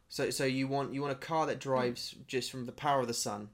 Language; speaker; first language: English; native; English